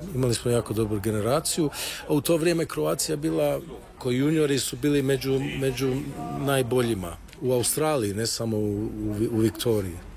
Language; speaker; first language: Croatian; early bilingual, heritage; Croatian